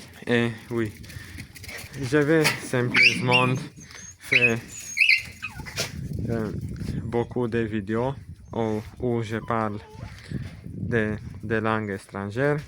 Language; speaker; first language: French; non-native, learner; Romanian